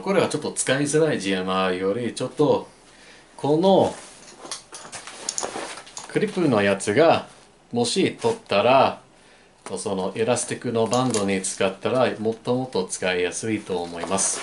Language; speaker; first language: Japanese; non-native, learner; English